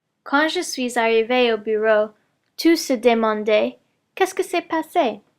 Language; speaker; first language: French; non-native, learner; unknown